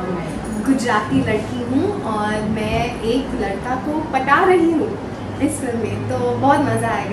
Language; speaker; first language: Hindi; non-native, local second language; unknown